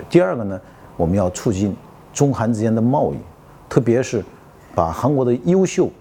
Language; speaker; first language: Chinese; native; Chinese